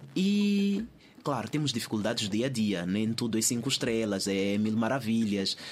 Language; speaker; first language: Portuguese; native; Portuguese